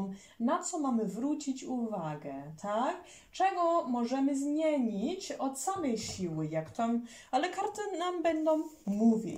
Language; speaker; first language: Polish; early bilingual, heritage; German